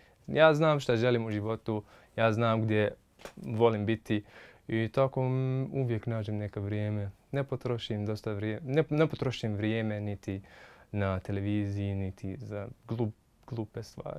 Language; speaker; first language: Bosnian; non-native, fluent; Arabic